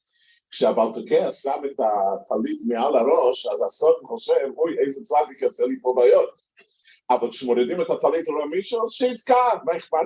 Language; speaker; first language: Hebrew; non-native, fluent; English